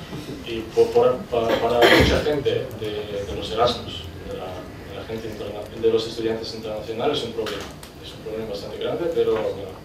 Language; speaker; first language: Spanish; non-native, fluent; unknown